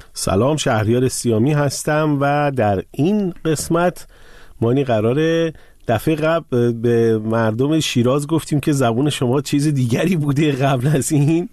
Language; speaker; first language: Persian; non-native, local second language; Azerbaijani